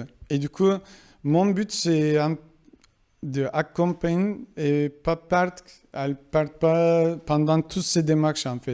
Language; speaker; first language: French; non-native, fluent; Kurdish